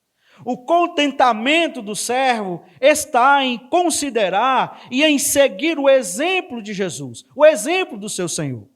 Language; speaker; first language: Portuguese; native; Portuguese